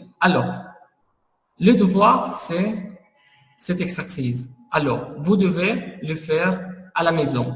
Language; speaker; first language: French; non-native, fluent; Arabic